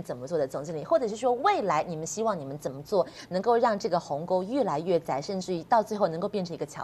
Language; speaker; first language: Chinese; native; Chinese